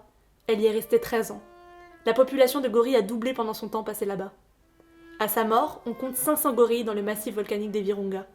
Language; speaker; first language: French; native; French